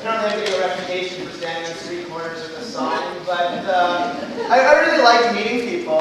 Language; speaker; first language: English; native; English